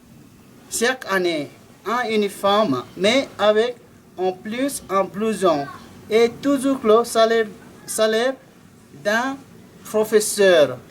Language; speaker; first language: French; non-native, learner; Nepali